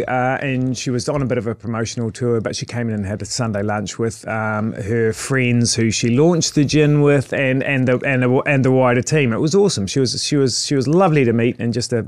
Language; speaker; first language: English; native; English